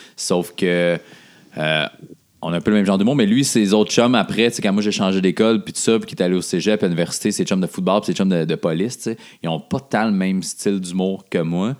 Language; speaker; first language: French; native; French